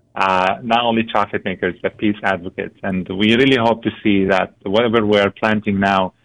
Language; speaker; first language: English; non-native, fluent; Arabic